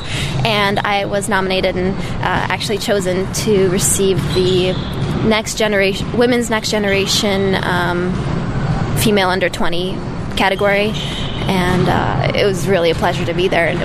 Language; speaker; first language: English; early bilingual, other home language; Russian